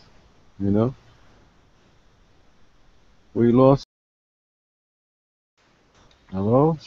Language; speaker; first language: English; non-native, learner; Arabic